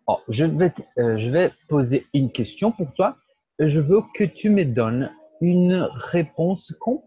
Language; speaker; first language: French; non-native, fluent; Portuguese